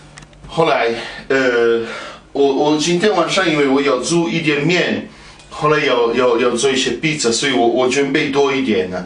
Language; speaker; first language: Chinese; non-native, fluent; Italian